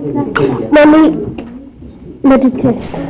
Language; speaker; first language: French; non-native, learner; English